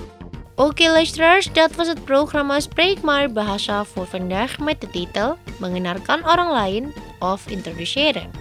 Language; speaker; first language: Dutch; non-native, fluent; Indonesian